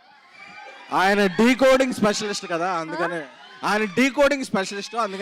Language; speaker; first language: Telugu; native; Telugu